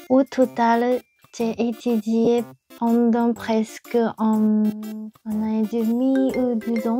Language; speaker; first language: French; non-native, learner; Japanese